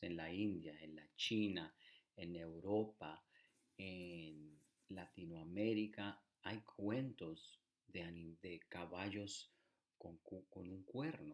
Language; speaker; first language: Spanish; early bilingual, heritage; Spanish